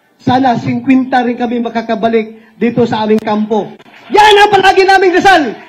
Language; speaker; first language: Filipino; non-native, local second language; Cebuano